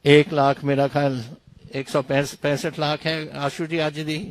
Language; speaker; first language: Urdu; non-native, local second language; Punjabi